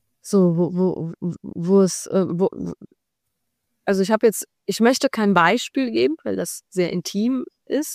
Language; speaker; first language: German; non-native, fluent; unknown